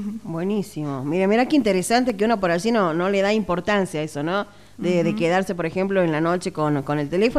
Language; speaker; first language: Spanish; native; Spanish